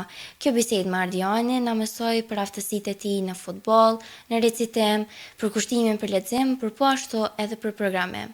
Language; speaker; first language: Albanian; native; Albanian